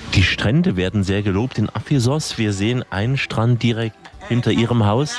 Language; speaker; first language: German; native; German